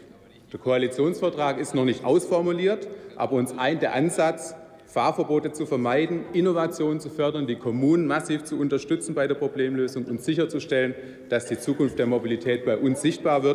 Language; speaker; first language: German; native; German